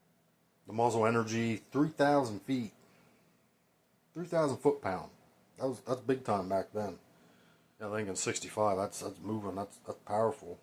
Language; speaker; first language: English; native; English